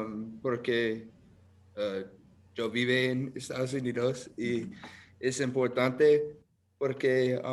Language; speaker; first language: Spanish; non-native, learner; English